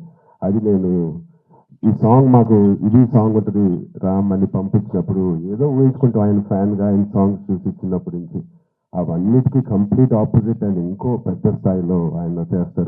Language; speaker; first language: Telugu; native; Telugu